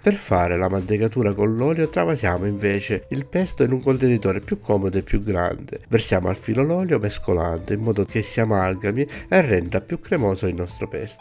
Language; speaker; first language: Italian; native; Italian